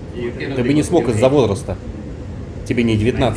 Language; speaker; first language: Russian; native; Russian